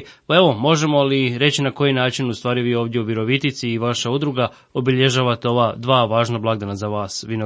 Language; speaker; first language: Croatian; native; Croatian